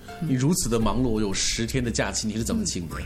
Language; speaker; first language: Chinese; native; Chinese